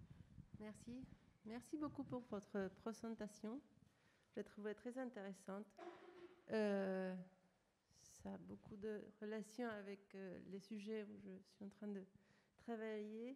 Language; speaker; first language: French; non-native, fluent; Spanish